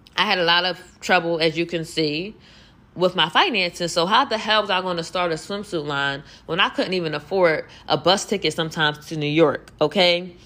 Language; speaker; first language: English; native; English